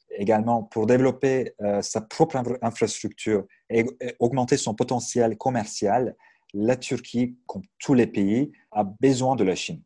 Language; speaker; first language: French; non-native, fluent; Turkish